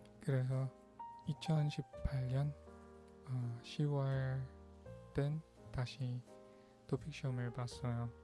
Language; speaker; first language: Korean; non-native, learner; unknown